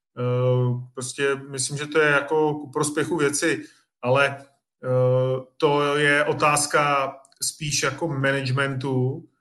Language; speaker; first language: Czech; native; Czech